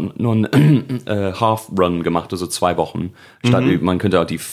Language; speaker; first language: German; non-native, fluent; English